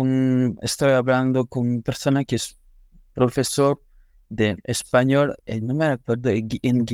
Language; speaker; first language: Spanish; non-native, learner; French